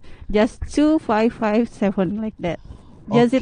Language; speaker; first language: English; non-native, learner; Indonesian